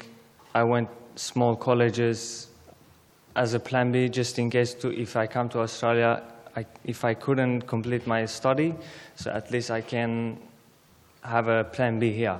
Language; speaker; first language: English; non-native, learner; Armenian